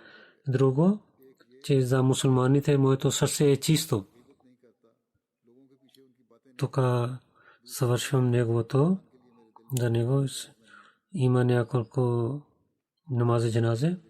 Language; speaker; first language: Bulgarian; non-native, learner; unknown